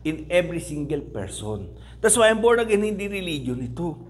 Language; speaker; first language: English; non-native, local second language; Filipino